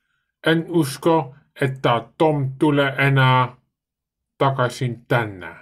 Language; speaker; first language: Finnish; non-native, learner; Dutch